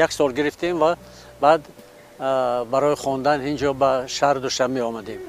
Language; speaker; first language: Persian; non-native, local second language; Shughni